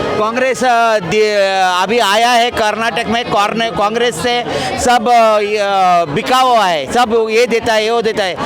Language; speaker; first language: Hindi; non-native, local second language; Kannada